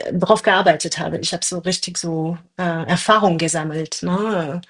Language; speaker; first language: German; non-native, fluent; French